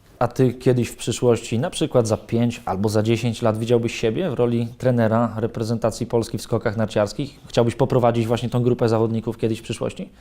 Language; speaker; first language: Polish; native; Polish